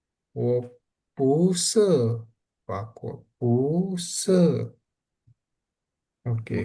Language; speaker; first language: Chinese; non-native, learner; Indonesian